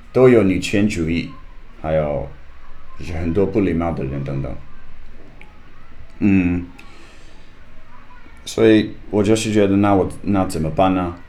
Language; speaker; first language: Chinese; non-native, learner; English